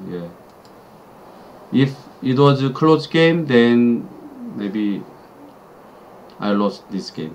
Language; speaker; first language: English; non-native, learner; Korean